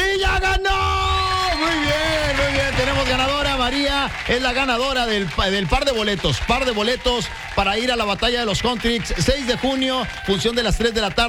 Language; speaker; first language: Spanish; native; Spanish